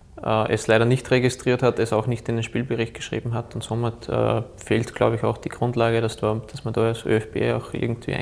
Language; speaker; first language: German; native; German